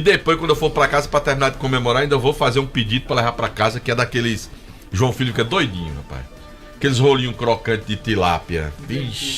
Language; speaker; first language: Portuguese; native; Portuguese